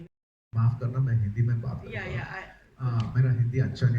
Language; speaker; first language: Hindi; non-native, local second language; Telugu